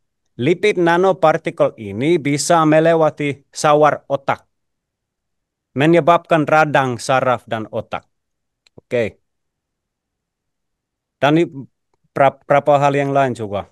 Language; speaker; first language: Indonesian; non-native, fluent; Finnish